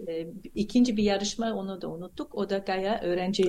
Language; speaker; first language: Turkish; non-native, fluent; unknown